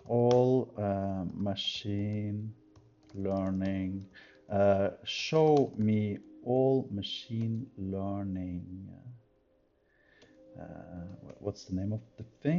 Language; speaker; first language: English; non-native, fluent; Norwegian